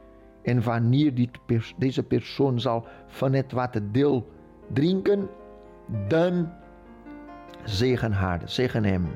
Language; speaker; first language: Dutch; non-native, fluent; Portuguese